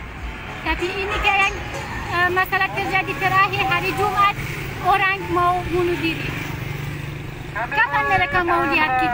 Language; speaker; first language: Indonesian; non-native, fluent; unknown